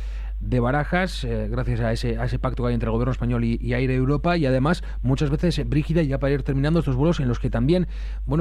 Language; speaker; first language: Spanish; native; Spanish